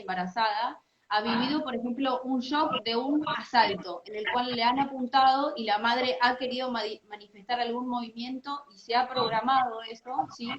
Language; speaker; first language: Spanish; native; Spanish